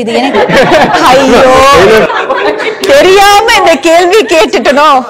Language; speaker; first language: Tamil; native; Tamil